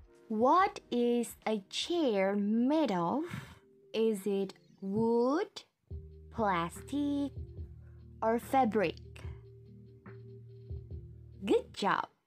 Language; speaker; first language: English; non-native, fluent; Indonesian